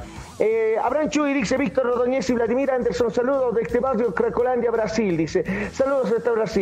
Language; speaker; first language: Spanish; native; Spanish